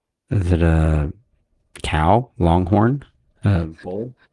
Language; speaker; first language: English; native; English